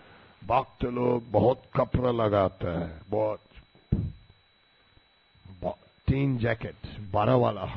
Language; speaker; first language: Hindi; non-native, fluent; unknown